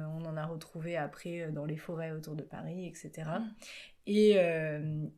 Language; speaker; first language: French; native; French